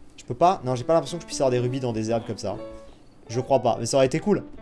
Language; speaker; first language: French; native; French